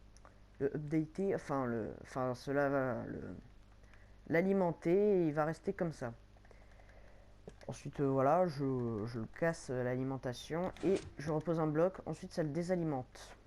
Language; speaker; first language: French; native; French